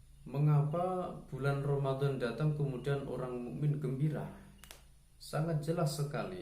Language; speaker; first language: Indonesian; native; Indonesian